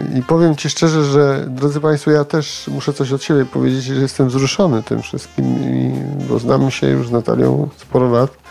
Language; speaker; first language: Polish; native; Polish